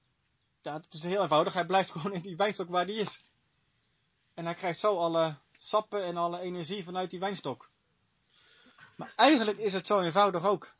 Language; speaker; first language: Dutch; native; Dutch